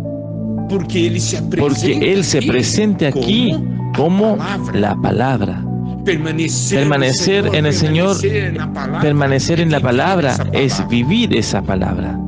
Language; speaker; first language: Spanish; non-native, fluent; Portuguese